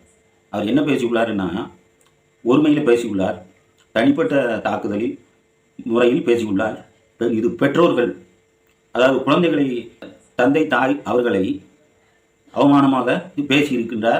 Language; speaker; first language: Tamil; native; Tamil